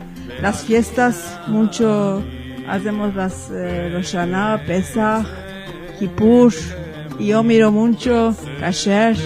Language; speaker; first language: Spanish; early bilingual, heritage; Ladino